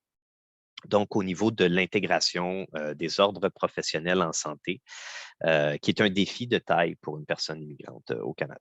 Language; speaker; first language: French; native; French